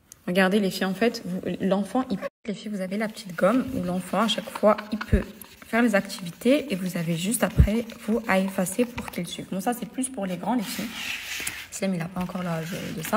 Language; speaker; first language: French; native; French